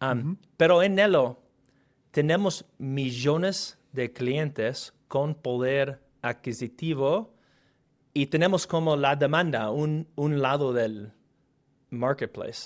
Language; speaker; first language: Spanish; non-native, fluent; English